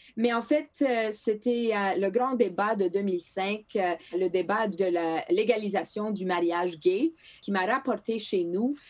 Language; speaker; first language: French; non-native, local second language; Greek